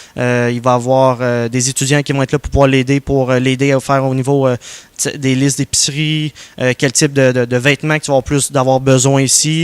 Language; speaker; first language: French; native; French